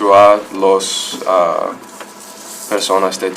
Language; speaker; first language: Spanish; non-native, learner; English